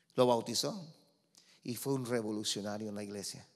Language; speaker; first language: Spanish; early bilingual, heritage; Spanish